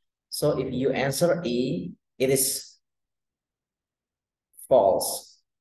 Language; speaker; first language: English; non-native, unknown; Indonesian